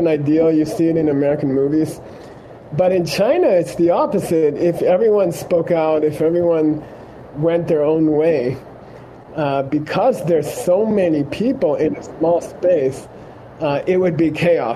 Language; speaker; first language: English; native; English